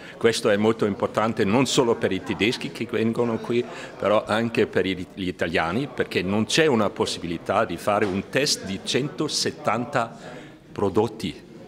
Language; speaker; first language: Italian; non-native, fluent; German